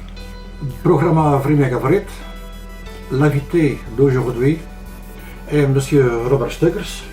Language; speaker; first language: French; non-native, local second language; Dutch